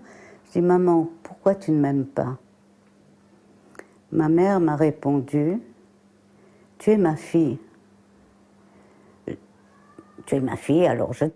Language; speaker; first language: French; early bilingual, other home language; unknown